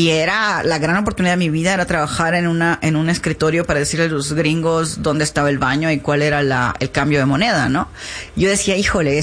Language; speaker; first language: Spanish; native; Spanish